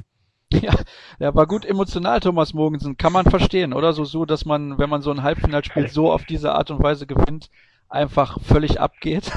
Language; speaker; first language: German; native; German